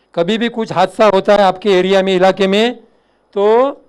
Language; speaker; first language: Hindi; non-native, local second language; Marathi